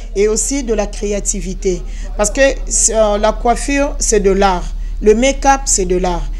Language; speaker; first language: French; non-native, local second language; Lingala